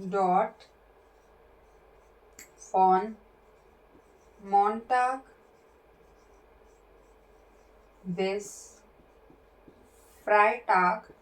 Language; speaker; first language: German; non-native, fluent; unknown